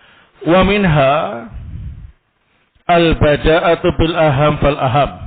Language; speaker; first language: Arabic; non-native, fluent; Indonesian